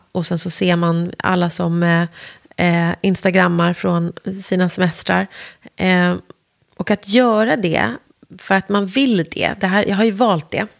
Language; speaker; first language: Swedish; native; Swedish